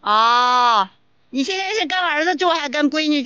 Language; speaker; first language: Chinese; native; Chinese